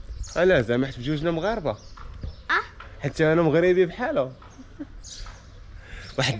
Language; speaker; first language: Arabic; native; Arabic